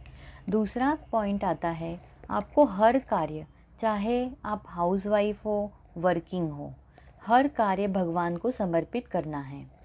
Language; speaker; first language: Hindi; native; Hindi